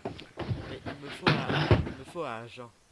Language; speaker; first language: French; native; French